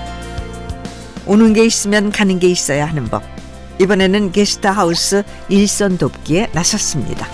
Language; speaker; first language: Korean; native; Korean